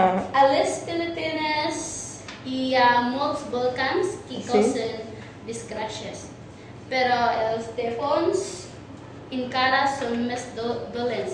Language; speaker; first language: Catalan; non-native, learner; Cebuano